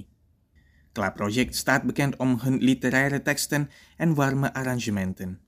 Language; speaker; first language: Dutch; non-native, fluent; Indonesian